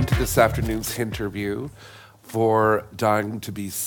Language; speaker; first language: English; native; English